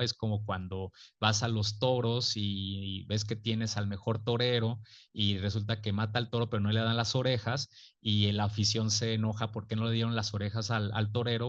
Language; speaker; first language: Spanish; native; Spanish